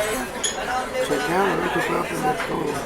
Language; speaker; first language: Spanish; early bilingual, heritage; English